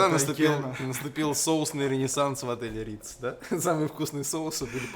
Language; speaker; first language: Russian; native; Russian